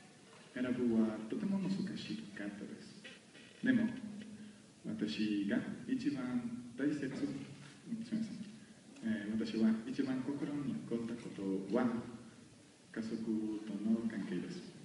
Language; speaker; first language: Japanese; non-native, learner; Spanish